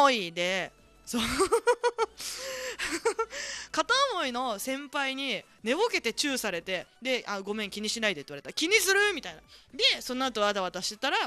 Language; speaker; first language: Japanese; native; Japanese